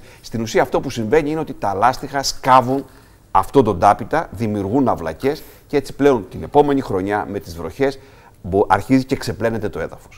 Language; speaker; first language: Greek; native; Greek